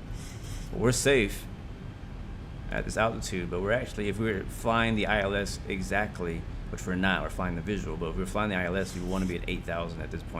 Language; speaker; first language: English; native; English